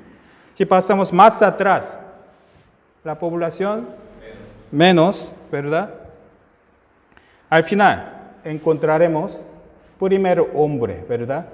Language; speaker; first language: Spanish; non-native, fluent; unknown